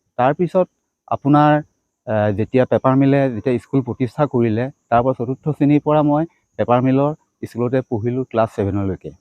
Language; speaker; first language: Assamese; native; Assamese